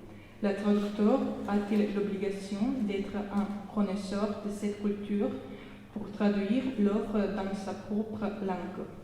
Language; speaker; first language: French; non-native, fluent; Serbian